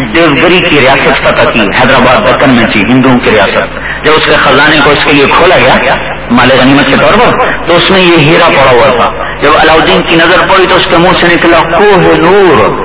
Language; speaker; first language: Urdu; non-native, local second language; Punjabi